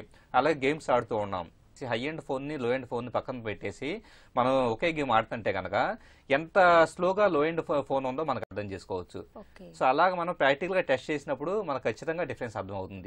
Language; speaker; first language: Telugu; native; Telugu